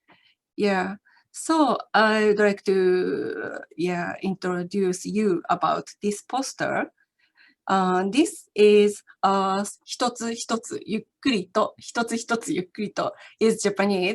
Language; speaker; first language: English; non-native, learner; Japanese